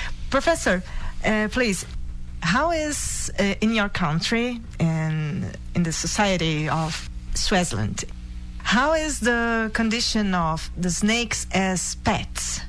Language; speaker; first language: English; non-native, learner; Portuguese